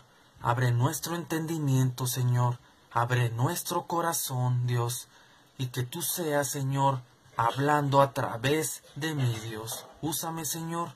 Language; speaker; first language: Spanish; native; Spanish